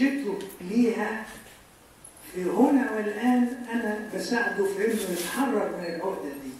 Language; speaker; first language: Arabic; native; Arabic